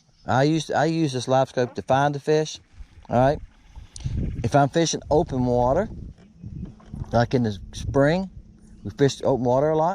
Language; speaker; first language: English; native; English